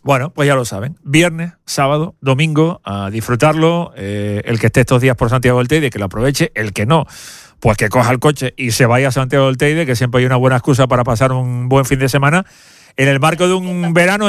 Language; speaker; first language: Spanish; native; Spanish